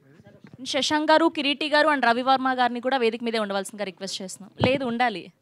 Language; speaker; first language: Telugu; native; Telugu